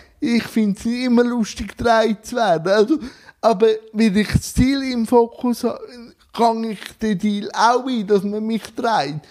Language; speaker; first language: German; native; German